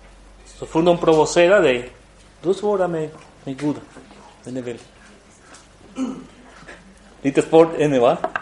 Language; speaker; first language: Swedish; non-native, fluent; Spanish